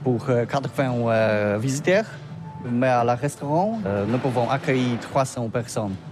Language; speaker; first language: French; non-native, learner; Polish